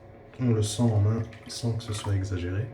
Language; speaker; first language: French; native; French